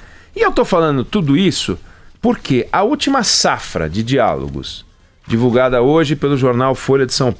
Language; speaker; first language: Portuguese; native; Portuguese